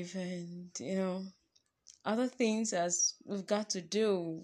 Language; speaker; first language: English; non-native, local second language; Yoruba